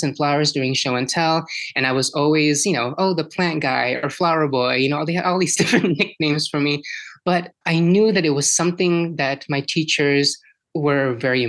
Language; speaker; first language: English; early bilingual, other home language; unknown